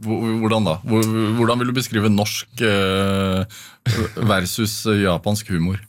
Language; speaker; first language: Norwegian; native; Norwegian